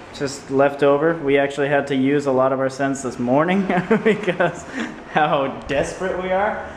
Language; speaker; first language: English; native; English